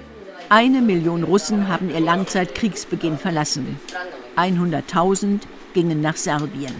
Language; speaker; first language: German; native; German